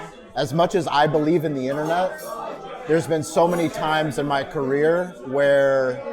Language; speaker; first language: English; native; English